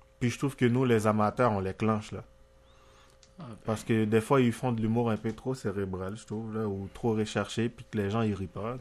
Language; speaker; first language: French; non-native, local second language; Haitian Creole